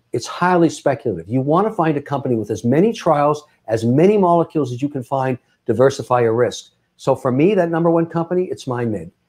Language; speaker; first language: English; native; English